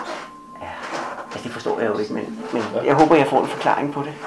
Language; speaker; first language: Danish; native; Danish